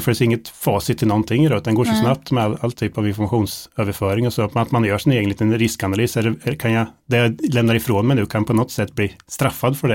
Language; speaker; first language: Swedish; native; Swedish